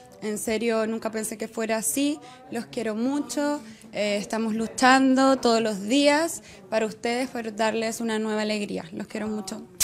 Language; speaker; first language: Spanish; native; Spanish